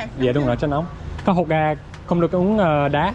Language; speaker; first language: Vietnamese; non-native, learner; English